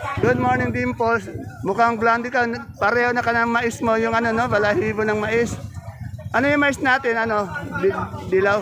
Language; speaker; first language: Filipino; native; Filipino